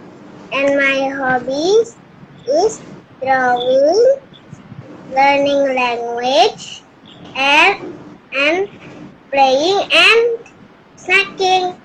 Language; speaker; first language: English; non-native, learner; Indonesian